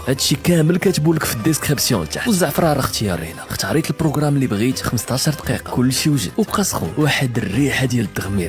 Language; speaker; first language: Arabic; native; Arabic